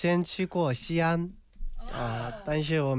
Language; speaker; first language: Chinese; non-native, learner; Korean